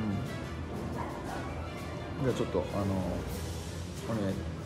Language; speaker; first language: Japanese; native; Japanese